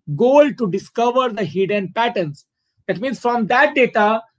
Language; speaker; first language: English; non-native, local second language; Hindi